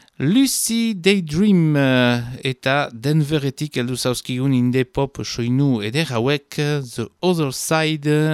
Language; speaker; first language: Basque; native; Basque